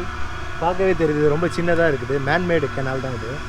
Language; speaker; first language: Tamil; native; Tamil